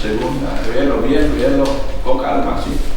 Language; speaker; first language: Spanish; non-native, fluent; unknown